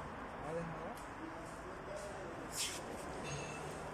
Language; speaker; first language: Arabic; non-native, learner; Malay